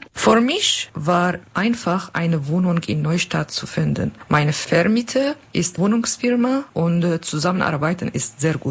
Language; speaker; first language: German; non-native, learner; Kurdish